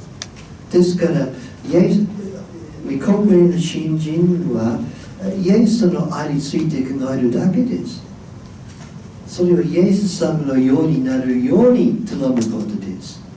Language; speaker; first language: Japanese; non-native, fluent; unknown